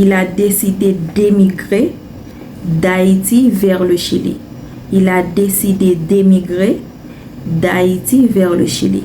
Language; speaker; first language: French; non-native, learner; Haitian Creole